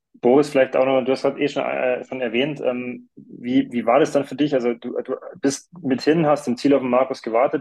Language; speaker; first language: German; native; German